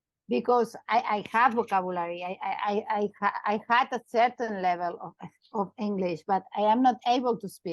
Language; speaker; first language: English; non-native, learner; Catalan